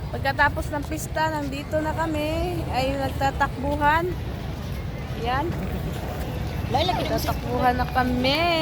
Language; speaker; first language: Filipino; non-native, local second language; Cebuano